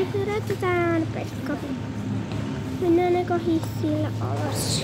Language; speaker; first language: Finnish; early bilingual, heritage; Finnish